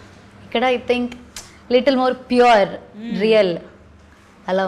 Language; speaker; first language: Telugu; non-native, learner; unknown